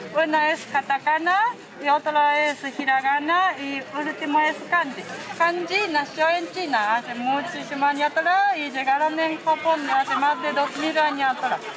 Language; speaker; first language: Spanish; non-native, learner; Japanese